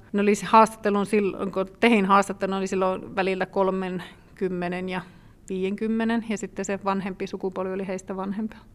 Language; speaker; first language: Finnish; native; Finnish